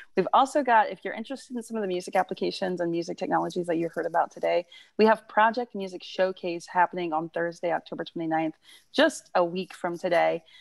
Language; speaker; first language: English; native; English